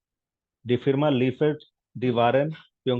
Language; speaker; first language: German; non-native, fluent; Hindi